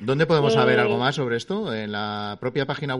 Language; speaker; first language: Spanish; native; Spanish